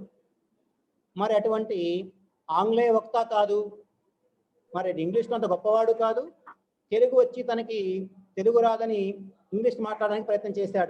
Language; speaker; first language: Telugu; native; Telugu